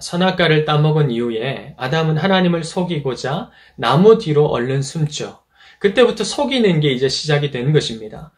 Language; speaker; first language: Korean; native; Korean